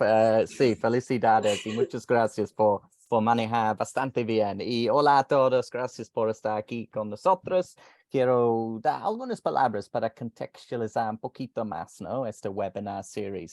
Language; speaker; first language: Spanish; non-native, fluent; English